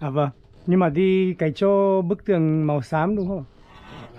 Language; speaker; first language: Vietnamese; non-native, fluent; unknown